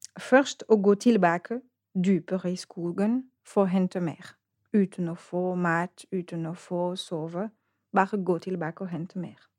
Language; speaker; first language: Norwegian; non-native, fluent; French